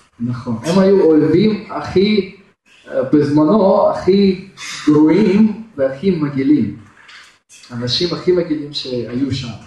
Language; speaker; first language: Hebrew; non-native, fluent; Russian